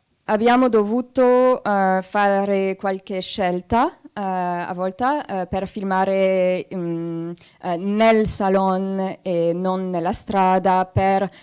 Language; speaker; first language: Italian; non-native, fluent; French